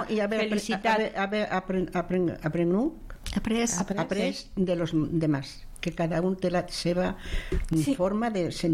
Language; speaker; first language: Catalan; non-native, local second language; Spanish